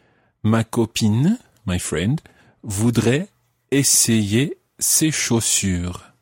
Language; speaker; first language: French; non-native, fluent; English